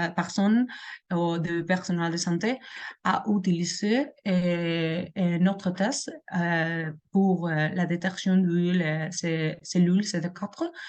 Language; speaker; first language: French; non-native, learner; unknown